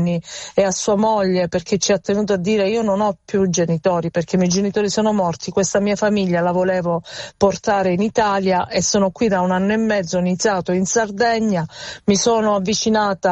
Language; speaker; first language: Italian; native; Italian